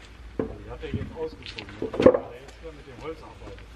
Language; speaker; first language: German; native; German